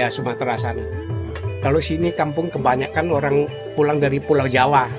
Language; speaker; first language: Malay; non-native, local second language; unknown